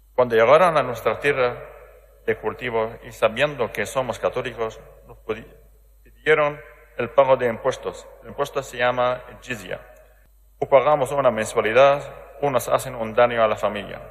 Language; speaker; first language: Spanish; non-native, learner; Arabic